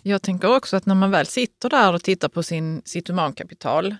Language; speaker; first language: Swedish; native; Swedish